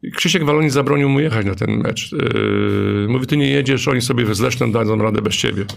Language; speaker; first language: Polish; native; Polish